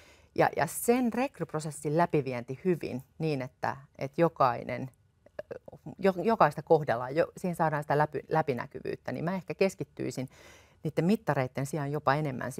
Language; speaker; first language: Finnish; native; Finnish